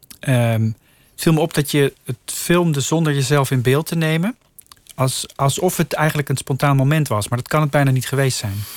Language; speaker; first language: Dutch; native; Dutch